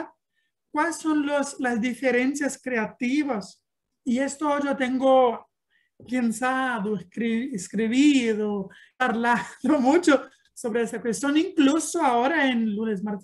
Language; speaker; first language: Spanish; non-native, learner; Portuguese